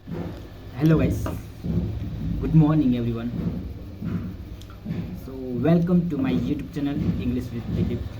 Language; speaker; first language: English; non-native, learner; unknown